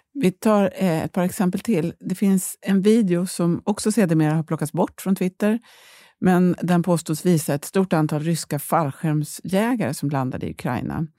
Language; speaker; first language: Swedish; native; Swedish